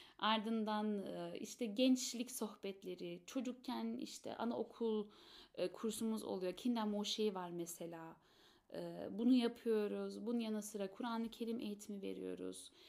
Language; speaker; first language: Turkish; early bilingual, heritage; Turkish